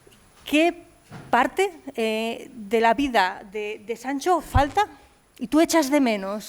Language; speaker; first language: Spanish; native; Spanish